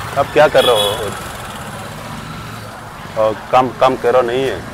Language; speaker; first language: Hindi; non-native, learner; Arabic